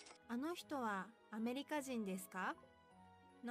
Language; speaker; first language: Japanese; non-native, learner; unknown